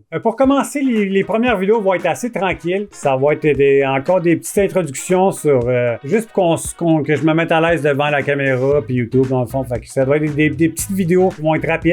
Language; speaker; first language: French; native; French